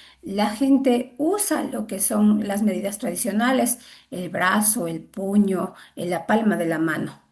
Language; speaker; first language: Spanish; native; Spanish